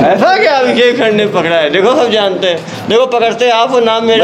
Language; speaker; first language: Hindi; native; Hindi